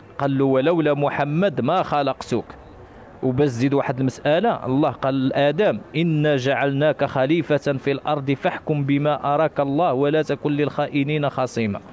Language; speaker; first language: Arabic; native; Arabic